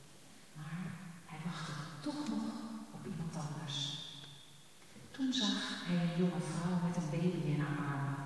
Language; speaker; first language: Dutch; native; Dutch